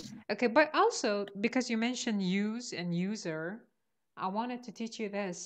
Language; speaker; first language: English; non-native, fluent; Persian